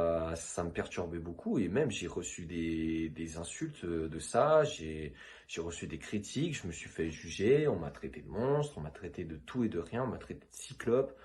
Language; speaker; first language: French; native; French